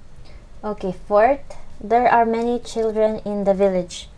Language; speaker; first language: English; non-native, fluent; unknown